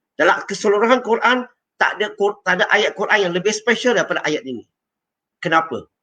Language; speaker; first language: Malay; non-native, local second language; Chinese